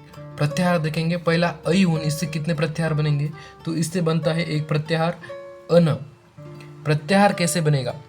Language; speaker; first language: Hindi; non-native, local second language; Marathi